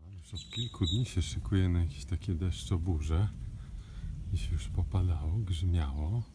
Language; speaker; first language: Polish; native; Polish